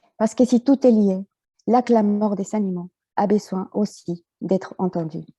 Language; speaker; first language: French; non-native, fluent; Spanish